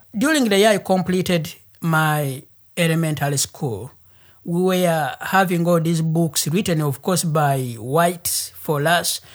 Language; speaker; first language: English; non-native, local second language; Ganda